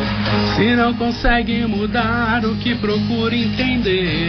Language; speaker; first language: Portuguese; native; Portuguese